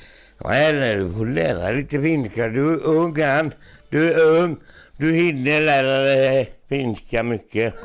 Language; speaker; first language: Swedish; non-native, local second language; Finnish